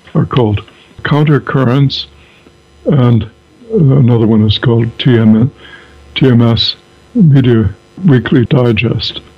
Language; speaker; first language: English; native; English